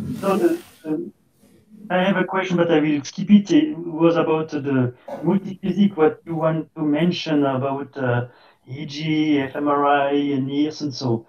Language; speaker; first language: English; non-native, fluent; French